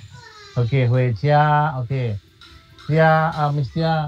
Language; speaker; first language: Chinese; non-native, learner; Indonesian